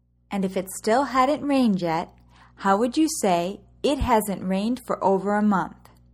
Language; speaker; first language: English; native; English